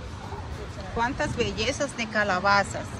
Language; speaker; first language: Spanish; native; Spanish